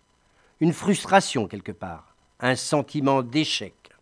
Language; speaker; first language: French; native; French